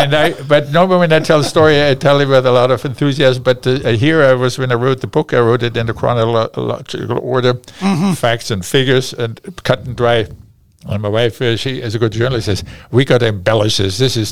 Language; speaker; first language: English; non-native, fluent; German